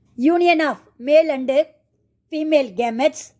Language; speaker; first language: English; non-native, local second language; Tamil